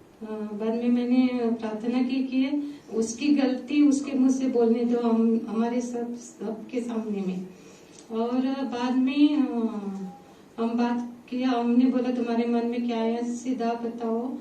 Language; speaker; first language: Hindi; non-native, local second language; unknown